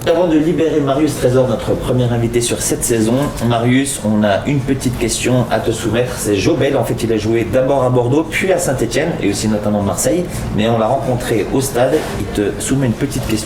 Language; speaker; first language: French; native; French